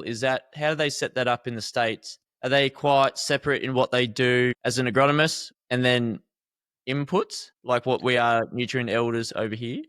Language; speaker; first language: English; native; English